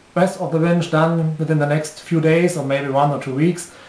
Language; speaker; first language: English; non-native, fluent; German